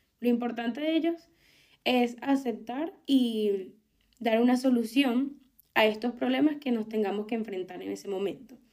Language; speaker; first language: Spanish; native; Spanish